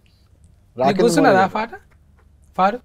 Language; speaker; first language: Telugu; native; Telugu